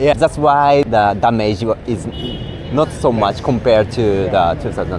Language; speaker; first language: English; non-native, learner; Japanese